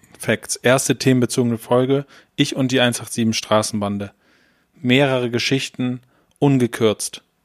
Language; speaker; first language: German; native; German